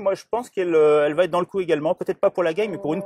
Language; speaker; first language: French; native; French